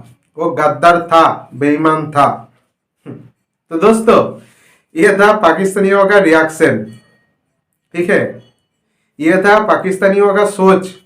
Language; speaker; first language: Hindi; non-native, local second language; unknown